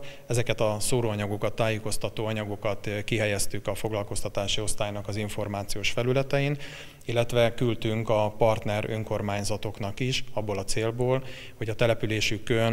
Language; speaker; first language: Hungarian; native; Hungarian